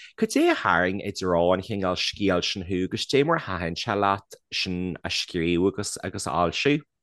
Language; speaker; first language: Irish; native; Irish